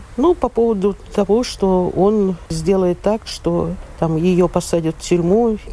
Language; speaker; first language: Russian; native; Russian